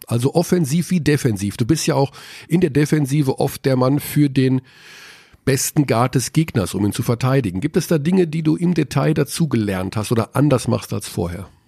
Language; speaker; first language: German; native; German